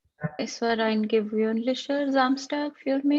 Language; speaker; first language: German; non-native, learner; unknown